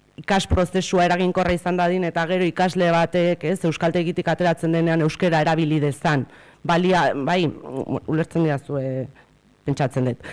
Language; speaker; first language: Basque; native; Basque